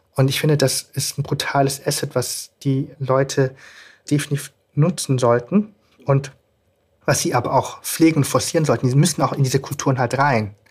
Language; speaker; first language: German; native; German